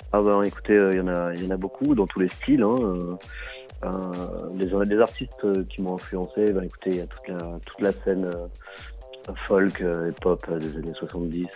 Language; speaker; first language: French; native; French